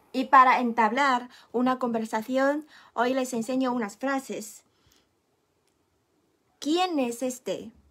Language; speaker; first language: Spanish; non-native, fluent; Chinese